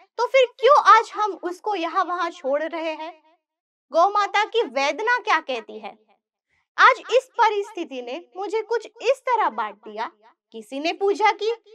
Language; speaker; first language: Hindi; non-native, local second language; Gujarati